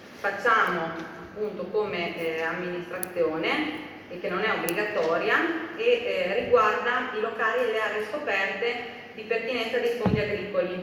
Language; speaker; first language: Italian; native; Italian